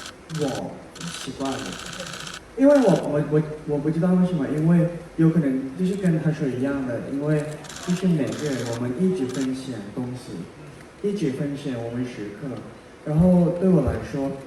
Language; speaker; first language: Chinese; non-native, fluent; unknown